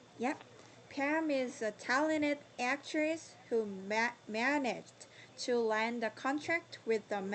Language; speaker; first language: English; non-native, learner; Korean